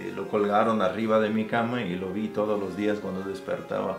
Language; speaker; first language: Spanish; non-native, fluent; German